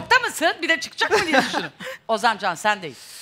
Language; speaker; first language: Turkish; native; Turkish